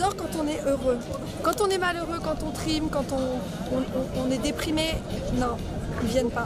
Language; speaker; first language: French; native; French